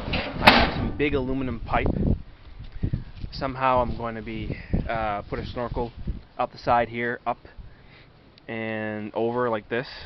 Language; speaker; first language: English; native; English